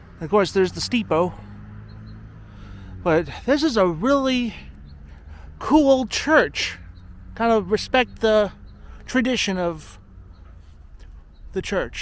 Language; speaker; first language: English; native; English